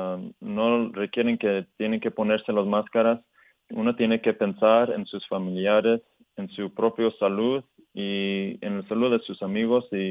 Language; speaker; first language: Spanish; early bilingual, heritage; Spanish